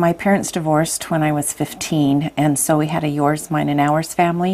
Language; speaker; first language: English; native; English